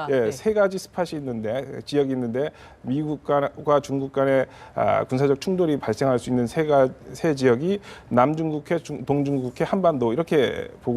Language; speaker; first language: Korean; native; Korean